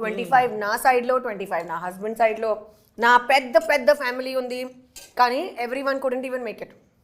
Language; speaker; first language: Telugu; non-native, learner; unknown